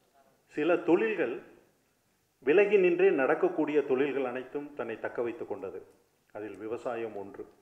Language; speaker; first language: Tamil; native; Tamil